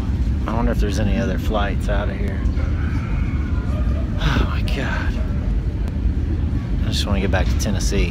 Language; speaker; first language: English; native; English